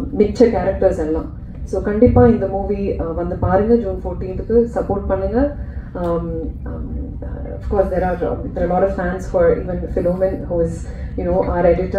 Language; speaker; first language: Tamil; non-native, learner; Malayalam